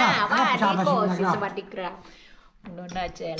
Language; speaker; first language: Italian; non-native, learner; Thai